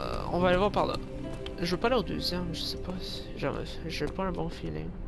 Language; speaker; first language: French; native; French